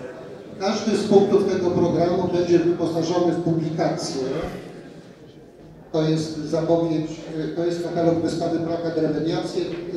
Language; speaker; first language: Polish; native; Polish